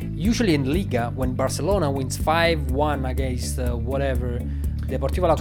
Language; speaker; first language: English; non-native, fluent; Italian